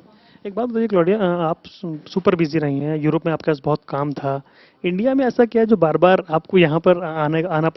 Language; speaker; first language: Hindi; native; Hindi